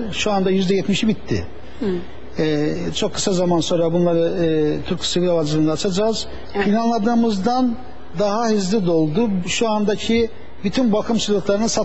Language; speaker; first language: Turkish; native; Turkish